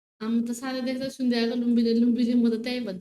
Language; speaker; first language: Nepali; native; Nepali